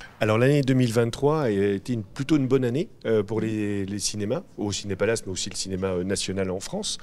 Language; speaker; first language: French; native; French